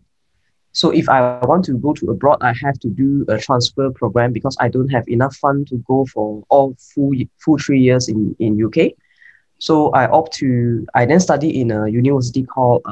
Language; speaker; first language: English; non-native, local second language; Cantonese